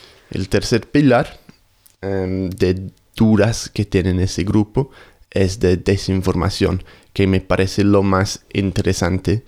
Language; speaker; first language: Spanish; native; Spanish